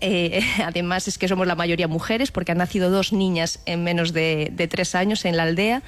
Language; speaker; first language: Spanish; native; Spanish